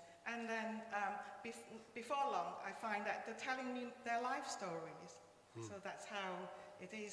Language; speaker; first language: English; non-native, local second language; Cantonese